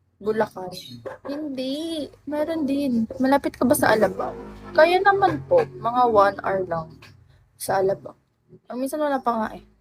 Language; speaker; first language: Filipino; native; Filipino